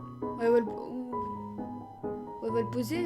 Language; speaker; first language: French; native; French